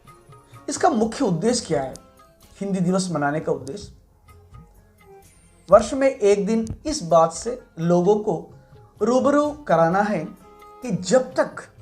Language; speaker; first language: Hindi; non-native, local second language; Malayalam